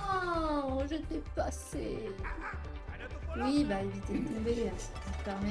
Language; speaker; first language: French; native; French